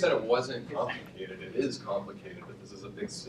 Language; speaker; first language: English; native; English